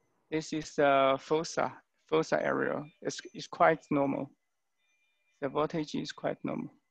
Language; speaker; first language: English; non-native, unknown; Chinese